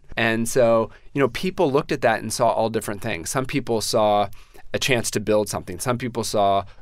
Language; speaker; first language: English; native; English